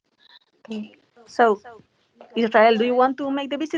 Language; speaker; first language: English; non-native, fluent; Spanish